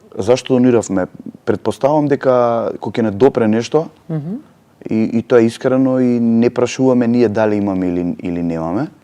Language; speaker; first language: Macedonian; native; Macedonian